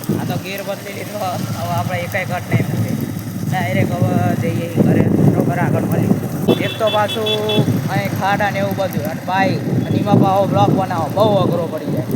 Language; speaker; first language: Gujarati; native; Gujarati